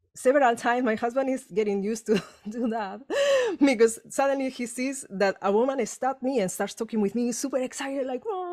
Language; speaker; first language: English; non-native, fluent; Spanish